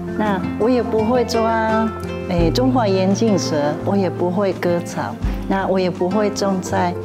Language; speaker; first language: Chinese; non-native, fluent; Japanese